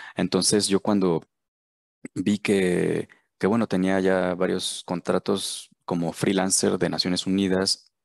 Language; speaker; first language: Spanish; native; Spanish